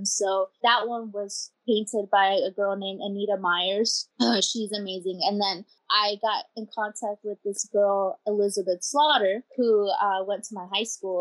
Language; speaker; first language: English; early bilingual, other home language; Spanish